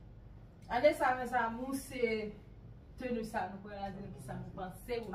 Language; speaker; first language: French; non-native, local second language; Haitian Creole